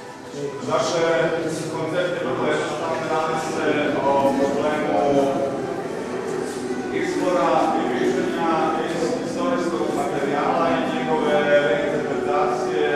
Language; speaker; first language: Croatian; native; Croatian